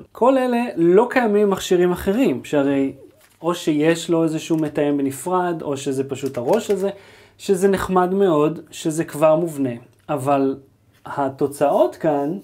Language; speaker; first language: Hebrew; native; Hebrew